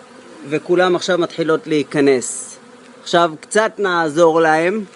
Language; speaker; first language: Hebrew; native; Hebrew